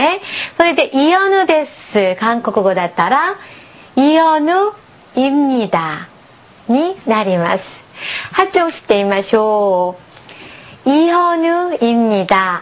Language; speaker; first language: Japanese; non-native, fluent; Korean